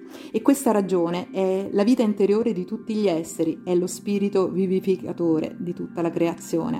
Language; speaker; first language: Italian; native; Italian